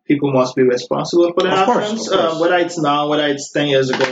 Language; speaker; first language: English; non-native, local second language; Yoruba